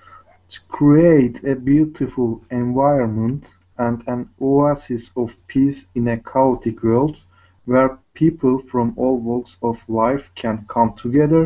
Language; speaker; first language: English; non-native, learner; Turkish